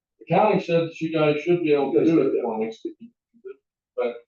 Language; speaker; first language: English; native; English